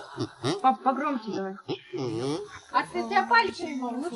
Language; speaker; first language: Russian; native; Russian